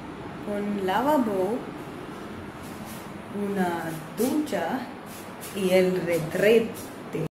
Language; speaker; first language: Spanish; non-native, learner; Hindi